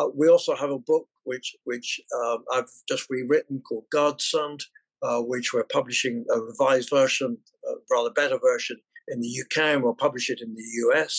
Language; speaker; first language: English; native; English